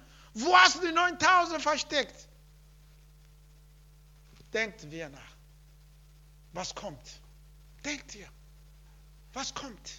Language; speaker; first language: German; non-native, learner; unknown